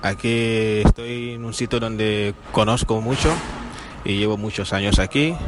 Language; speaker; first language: Spanish; non-native, fluent; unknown